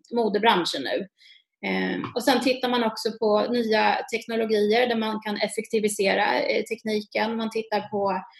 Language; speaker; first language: Swedish; native; Swedish